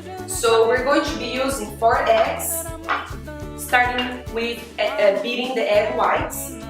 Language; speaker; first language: English; non-native, fluent; Portuguese